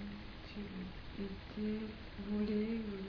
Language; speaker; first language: French; non-native, learner; Japanese